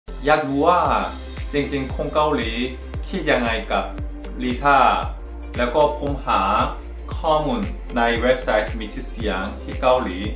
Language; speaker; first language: Thai; non-native, fluent; Korean